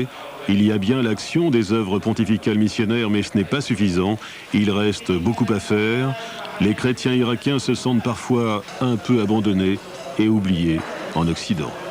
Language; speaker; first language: French; native; French